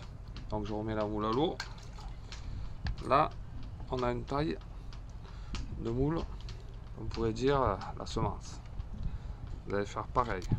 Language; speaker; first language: French; native; French